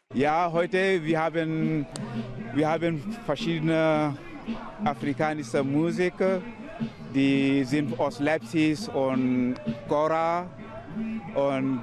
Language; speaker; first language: German; non-native, learner; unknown